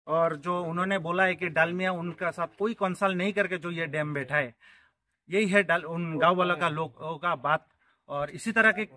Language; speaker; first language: Hindi; non-native, local second language; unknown